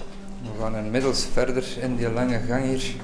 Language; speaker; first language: Dutch; native; Dutch